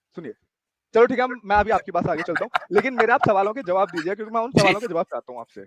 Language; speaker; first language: Hindi; native; Hindi